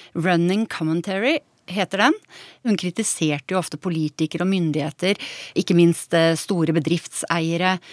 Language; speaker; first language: Norwegian; native; Norwegian